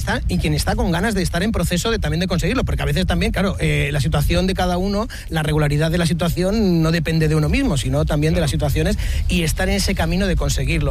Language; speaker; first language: Spanish; native; Spanish